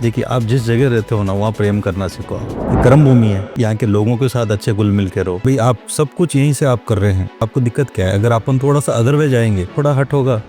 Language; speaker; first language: Hindi; non-native, local second language; Marwari